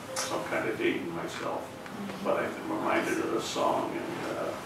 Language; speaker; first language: English; native; English